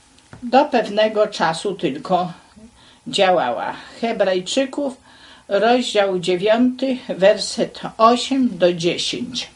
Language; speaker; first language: Polish; native; Polish